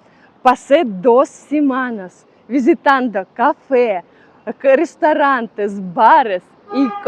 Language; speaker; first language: Spanish; non-native, learner; Ukrainian